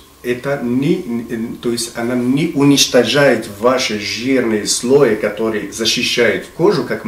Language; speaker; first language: Russian; non-native, fluent; Arabic